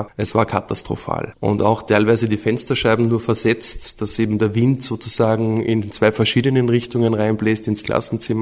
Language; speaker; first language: German; native; German